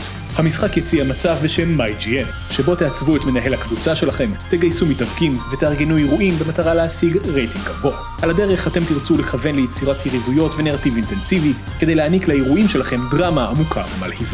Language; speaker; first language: Hebrew; native; Hebrew